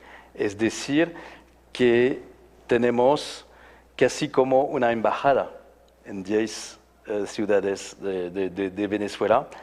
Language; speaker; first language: Spanish; non-native, fluent; French